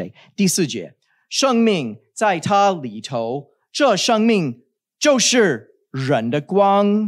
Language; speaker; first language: Chinese; non-native, fluent; English